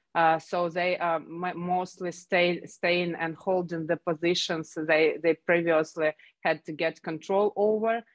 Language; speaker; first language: English; non-native, fluent; Ukrainian